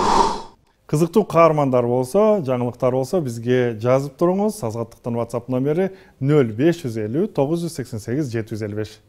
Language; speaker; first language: Kyrgyz; native; Kyrgyz